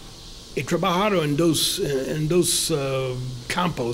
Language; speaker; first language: Spanish; non-native, fluent; English